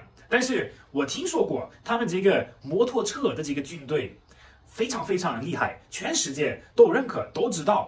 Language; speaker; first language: Chinese; non-native, fluent; German